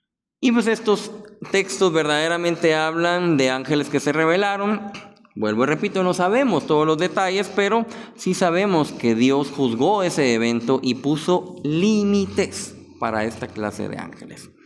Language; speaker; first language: Spanish; native; Spanish